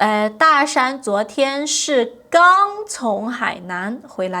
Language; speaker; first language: Chinese; non-native, fluent; Portuguese